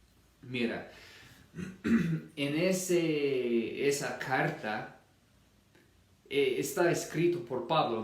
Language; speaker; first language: Spanish; non-native, fluent; English